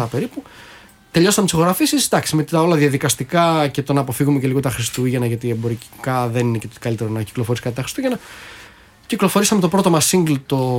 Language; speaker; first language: Greek; native; Greek